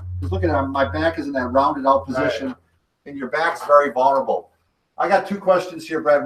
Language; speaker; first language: English; native; English